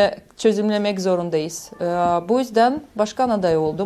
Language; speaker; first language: Turkish; non-native, fluent; Russian